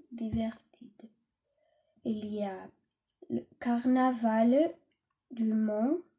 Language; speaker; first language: French; non-native, learner; Catalan